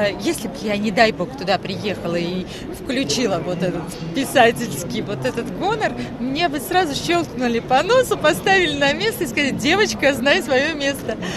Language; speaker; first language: Russian; non-native, local second language; Armenian